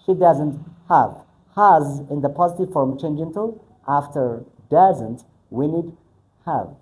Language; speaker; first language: English; non-native, local second language; Amharic